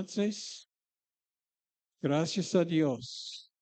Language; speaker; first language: Spanish; non-native, fluent; English